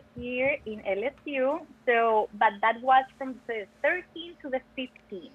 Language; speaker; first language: English; non-native, fluent; Spanish